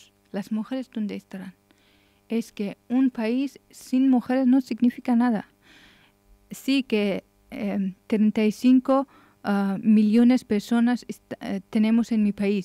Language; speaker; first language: Spanish; non-native, learner; Persian